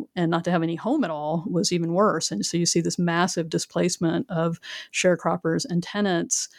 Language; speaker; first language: English; native; English